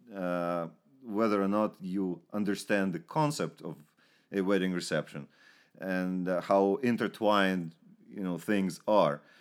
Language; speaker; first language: English; non-native, fluent; Russian